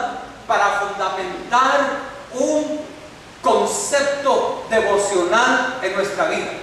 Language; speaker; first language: Spanish; native; Spanish